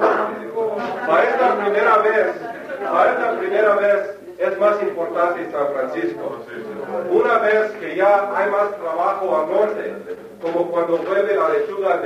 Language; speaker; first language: Spanish; non-native, fluent; English